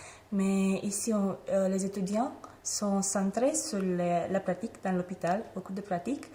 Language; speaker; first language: French; non-native, fluent; Romanian